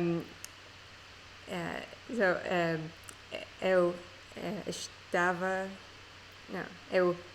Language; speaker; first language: Portuguese; non-native, learner; English